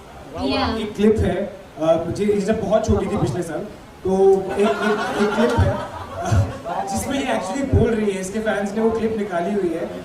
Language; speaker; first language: Hindi; native; Hindi